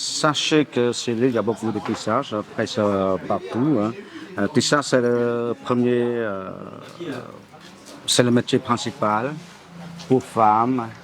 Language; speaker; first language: French; non-native, fluent; Khmer